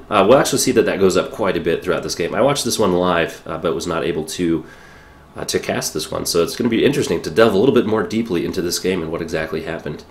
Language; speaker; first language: English; native; English